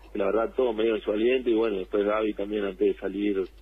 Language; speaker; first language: Spanish; native; Spanish